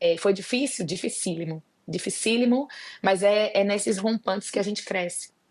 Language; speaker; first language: Portuguese; native; Portuguese